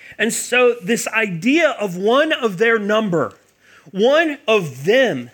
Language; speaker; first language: English; native; English